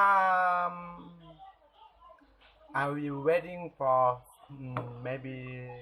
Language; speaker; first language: English; non-native, learner; Thai